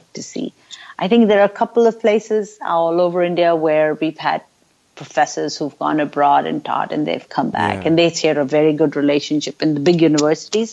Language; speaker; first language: English; non-native, local second language; Urdu